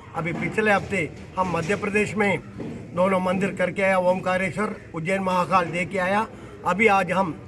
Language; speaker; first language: Hindi; non-native, local second language; Tamil